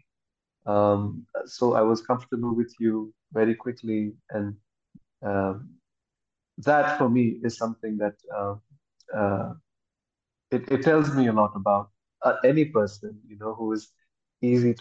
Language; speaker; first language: English; non-native, local second language; Hindi